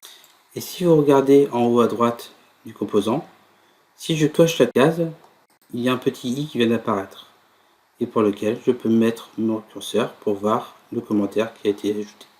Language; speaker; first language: French; native; French